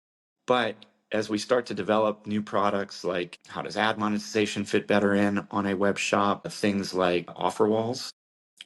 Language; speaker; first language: English; native; English